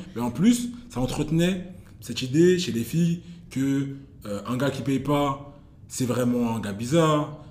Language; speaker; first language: French; native; French